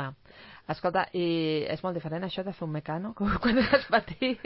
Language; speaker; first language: Catalan; native; Catalan